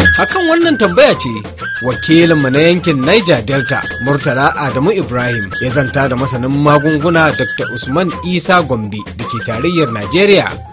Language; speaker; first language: Hausa; native; Hausa